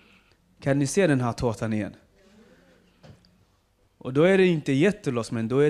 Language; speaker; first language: Swedish; non-native, fluent; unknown